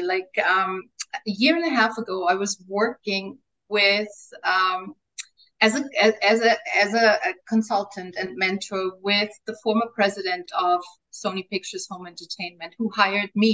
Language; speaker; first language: English; non-native, fluent; German